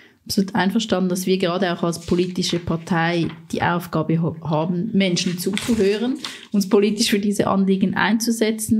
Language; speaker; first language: German; native; German